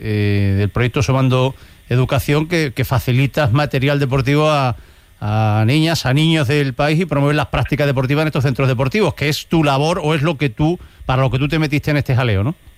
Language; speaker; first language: Spanish; native; Spanish